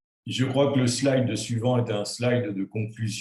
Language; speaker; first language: French; native; French